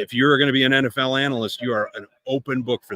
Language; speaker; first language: English; native; English